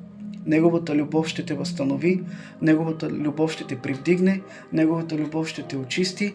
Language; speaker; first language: Bulgarian; native; Bulgarian